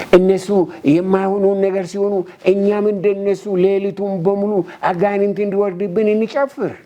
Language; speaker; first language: Amharic; non-native, local second language; Oromo